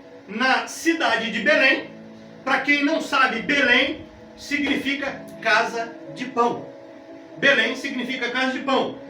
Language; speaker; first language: Portuguese; native; Portuguese